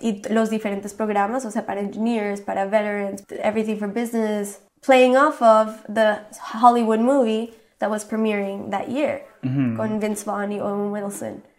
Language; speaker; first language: English; early bilingual, other home language; Spanish